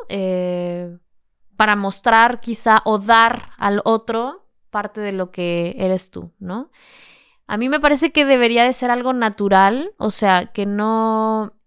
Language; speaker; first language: Spanish; native; Spanish